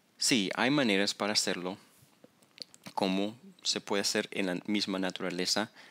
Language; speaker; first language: Spanish; non-native, fluent; English